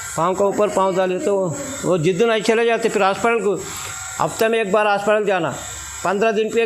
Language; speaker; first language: Hindi; non-native, local second language; Telugu